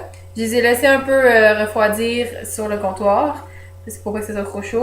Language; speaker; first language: French; native; French